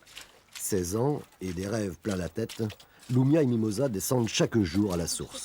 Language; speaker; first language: French; native; French